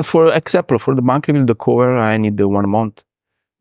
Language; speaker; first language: English; non-native, learner; Italian